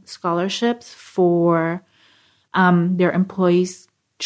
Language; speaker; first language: English; non-native, local second language; Filipino